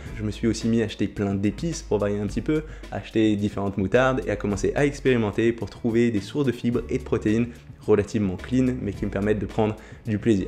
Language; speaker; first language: French; native; French